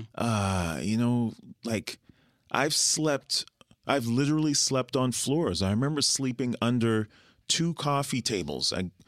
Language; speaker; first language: English; native; English